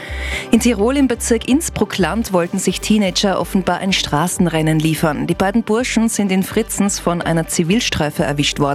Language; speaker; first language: German; native; German